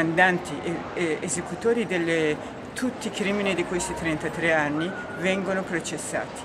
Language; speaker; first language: Italian; non-native, learner; Persian